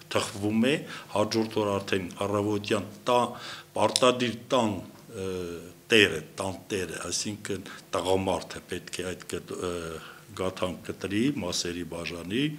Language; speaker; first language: Armenian; non-native, local second language; Kurdish